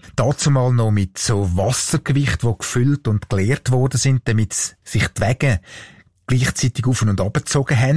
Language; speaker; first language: German; native; German